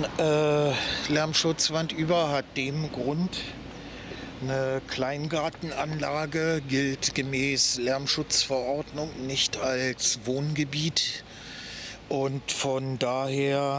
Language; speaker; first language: German; native; German